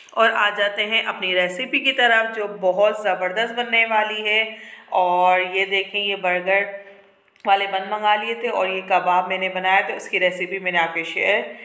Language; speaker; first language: Urdu; native; Urdu